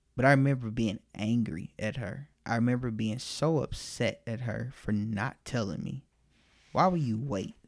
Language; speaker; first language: English; native; English